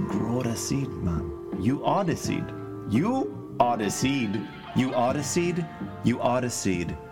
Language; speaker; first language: English; native; English